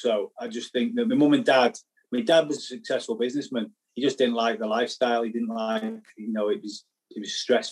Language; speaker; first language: English; native; English